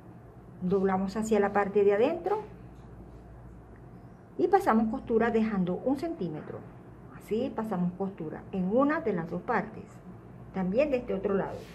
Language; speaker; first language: Spanish; native; Spanish